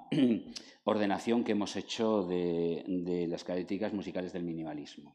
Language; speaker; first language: Spanish; native; Spanish